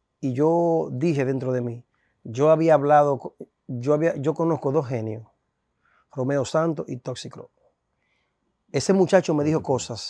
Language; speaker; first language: Spanish; native; Spanish